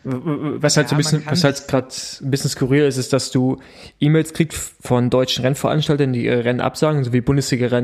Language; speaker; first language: German; native; German